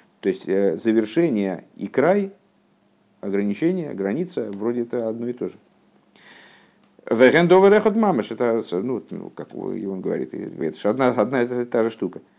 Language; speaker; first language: Russian; native; Russian